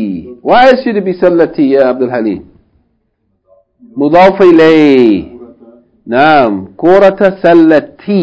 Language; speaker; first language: Arabic; non-native, fluent; English